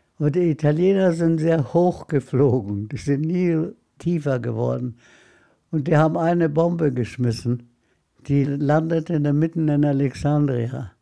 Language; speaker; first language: German; non-native, fluent; Arabic